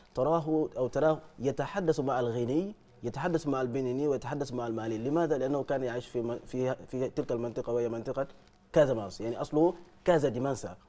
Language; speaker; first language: Arabic; non-native, fluent; Wolof